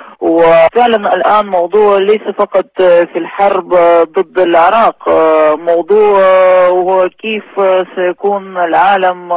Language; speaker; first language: Arabic; non-native, fluent; Russian